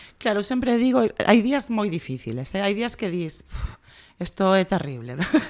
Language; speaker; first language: Galician; non-native, local second language; Spanish